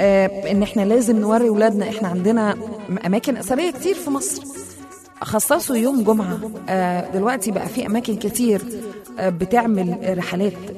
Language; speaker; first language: Arabic; native; Arabic